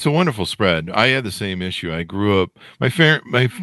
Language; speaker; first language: English; native; English